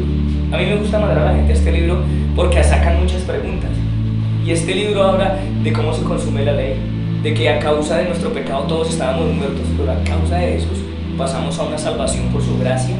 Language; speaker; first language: Spanish; native; Spanish